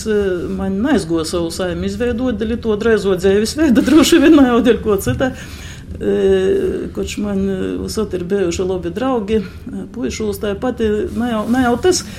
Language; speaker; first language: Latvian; native; Latvian